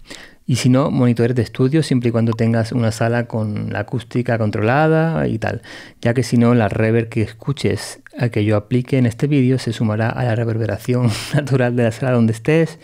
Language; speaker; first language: Spanish; native; Spanish